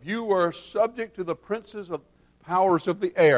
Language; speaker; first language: English; native; English